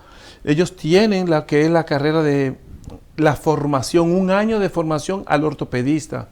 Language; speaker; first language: Spanish; native; Spanish